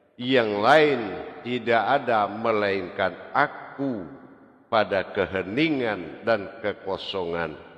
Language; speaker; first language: Malay; non-native, local second language; Javanese